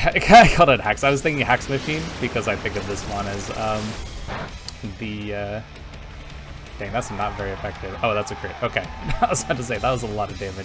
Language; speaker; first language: English; native; English